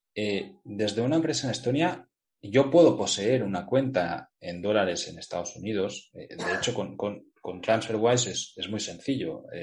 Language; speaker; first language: Spanish; native; Spanish